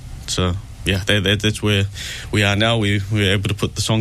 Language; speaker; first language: English; native; English